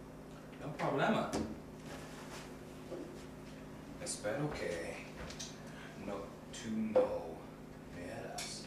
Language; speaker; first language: Spanish; non-native, learner; English